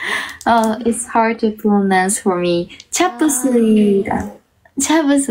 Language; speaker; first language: English; non-native, fluent; Japanese